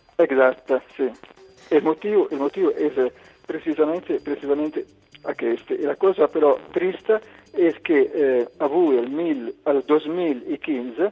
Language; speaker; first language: Catalan; non-native, local second language; Italian